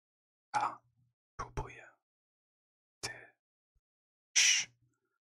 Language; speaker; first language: Polish; non-native, learner; English